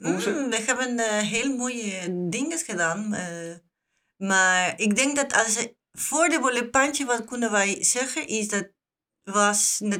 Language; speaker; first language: Dutch; non-native, learner; Spanish